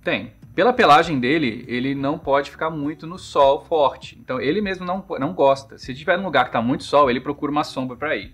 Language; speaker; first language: Portuguese; native; Portuguese